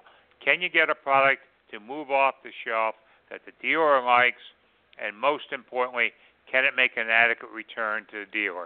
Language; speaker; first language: English; native; English